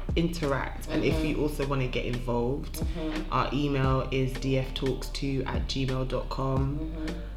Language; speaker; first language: English; non-native, local second language; French